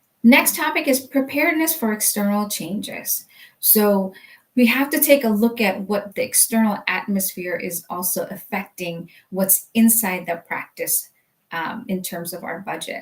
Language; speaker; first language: English; native; English